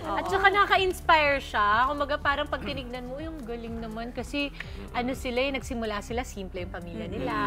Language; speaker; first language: Filipino; non-native, local second language; Pampanga